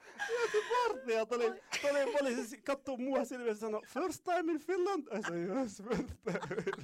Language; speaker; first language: Finnish; non-native, fluent; Arabic